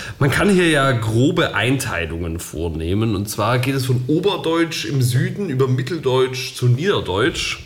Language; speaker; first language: German; native; German